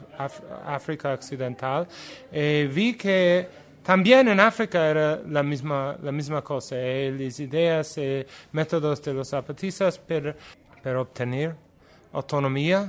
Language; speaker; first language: Spanish; non-native, learner; English